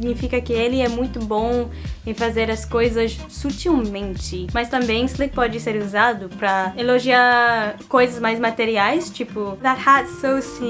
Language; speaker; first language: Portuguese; non-native, fluent; English